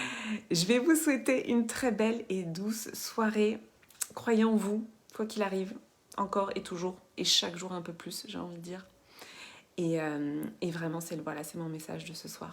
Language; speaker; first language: French; native; French